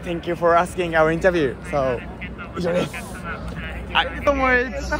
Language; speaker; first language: English; non-native, learner; Japanese